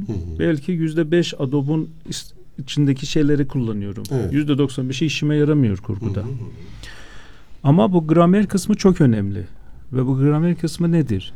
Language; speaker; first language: Turkish; non-native, fluent; Azerbaijani